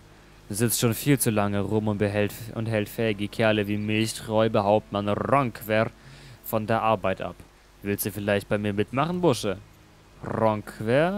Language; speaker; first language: German; native; German